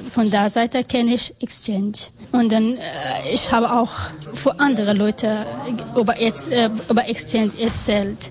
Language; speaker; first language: German; non-native, learner; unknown